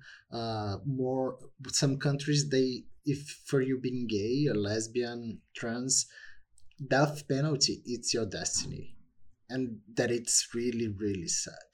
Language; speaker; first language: English; non-native, fluent; Portuguese